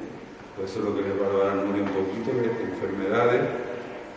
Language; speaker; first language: Spanish; native; Spanish